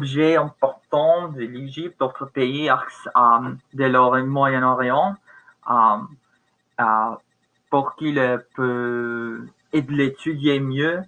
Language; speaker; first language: French; non-native, learner; English